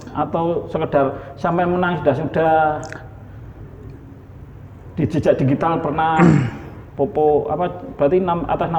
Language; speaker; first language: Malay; non-native, local second language; Javanese